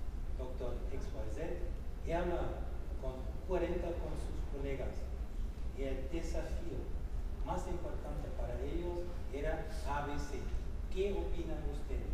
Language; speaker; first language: Spanish; non-native, fluent; German